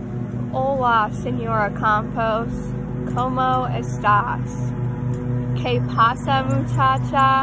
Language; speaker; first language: Spanish; non-native, learner; English